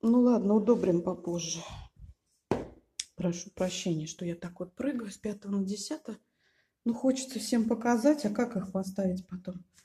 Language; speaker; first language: Russian; native; Russian